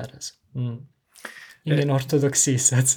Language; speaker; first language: Swedish; non-native, fluent; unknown